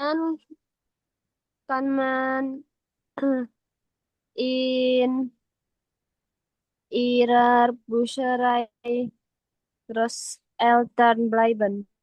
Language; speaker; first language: German; non-native, learner; Indonesian